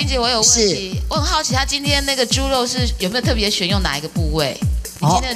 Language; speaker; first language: Chinese; non-native, fluent; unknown